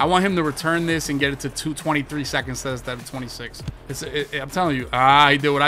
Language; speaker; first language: English; native; English